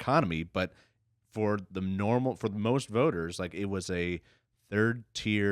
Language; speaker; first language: English; native; English